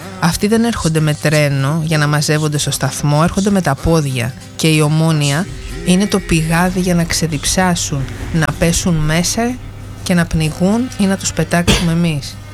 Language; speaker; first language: Greek; native; Greek